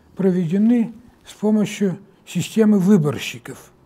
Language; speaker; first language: Russian; native; Russian